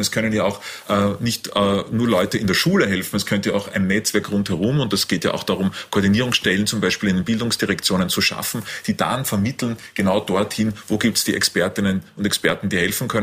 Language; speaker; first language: German; native; German